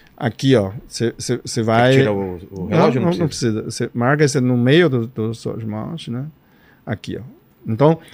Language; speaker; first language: Portuguese; non-native, fluent; Chinese